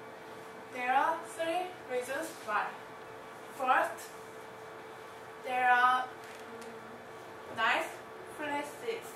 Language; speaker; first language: English; non-native, learner; Korean